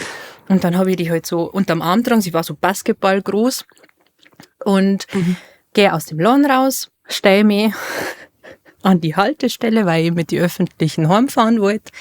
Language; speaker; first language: German; native; German